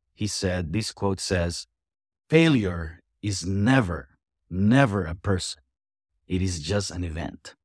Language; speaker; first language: English; non-native, local second language; Filipino